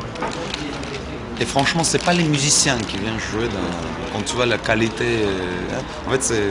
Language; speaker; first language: French; non-native, fluent; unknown